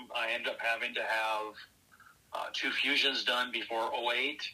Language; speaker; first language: English; native; English